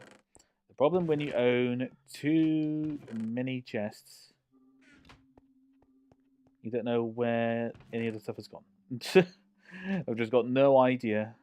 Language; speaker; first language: English; native; English